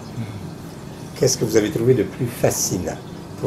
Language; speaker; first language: French; native; French